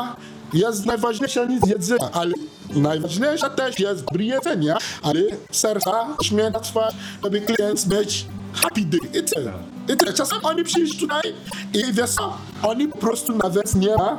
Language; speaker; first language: Polish; non-native, learner; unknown